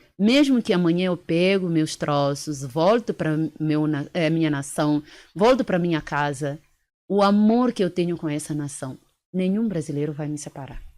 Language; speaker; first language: Portuguese; early bilingual, other home language; Upper Guinea Crioulo